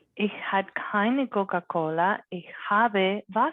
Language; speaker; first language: German; non-native, learner; English